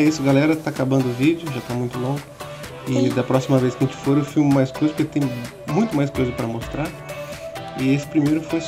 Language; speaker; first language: Portuguese; native; Portuguese